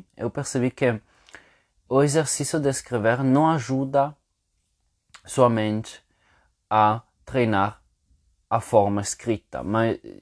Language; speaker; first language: Portuguese; non-native, fluent; Spanish